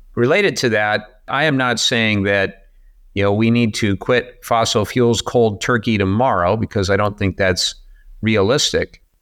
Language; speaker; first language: English; native; English